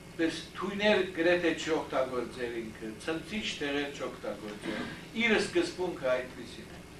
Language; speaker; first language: Armenian; early bilingual, heritage; Armenian